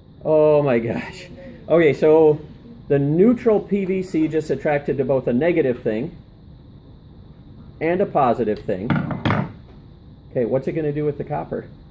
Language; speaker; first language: English; native; English